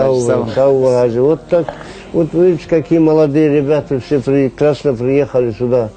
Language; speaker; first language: Russian; non-native, local second language; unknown